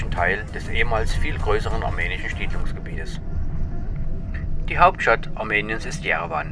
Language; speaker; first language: German; native; German